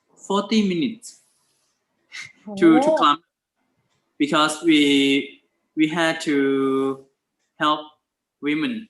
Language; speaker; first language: English; non-native, learner; Thai